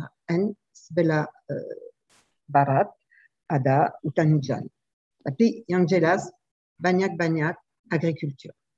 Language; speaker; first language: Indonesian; non-native, learner; French